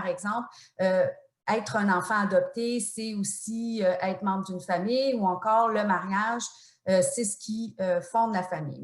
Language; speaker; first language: French; native; French